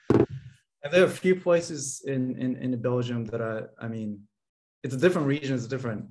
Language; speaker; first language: English; non-native, fluent; Japanese